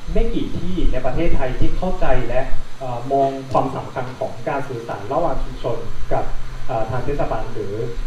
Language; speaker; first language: Thai; non-native, fluent; Japanese